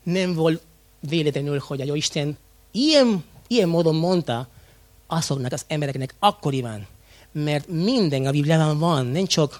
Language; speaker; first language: Hungarian; non-native, fluent; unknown